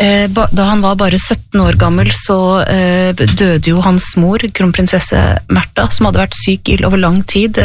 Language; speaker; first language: Norwegian; native; Norwegian